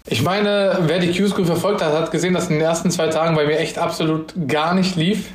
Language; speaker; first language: German; early bilingual, other home language; Turkish